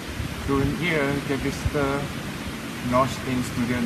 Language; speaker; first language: German; non-native, learner; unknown